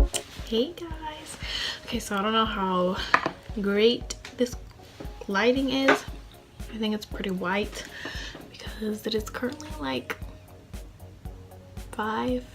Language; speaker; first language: English; native; English